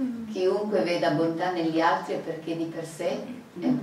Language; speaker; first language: Italian; native; Italian